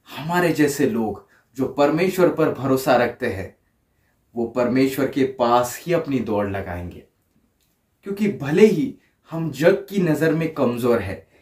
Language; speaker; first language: Hindi; non-native, local second language; Marathi